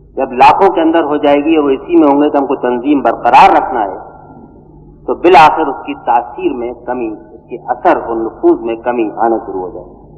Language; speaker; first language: Urdu; native; Urdu